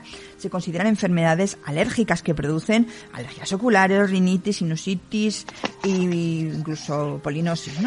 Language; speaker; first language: Spanish; native; Spanish